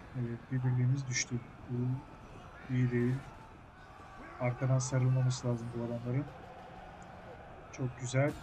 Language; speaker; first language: Turkish; native; Turkish